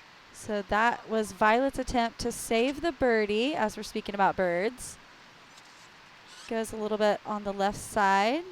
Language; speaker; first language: English; native; English